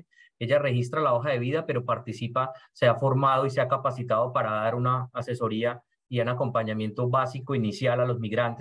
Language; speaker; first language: Spanish; native; Spanish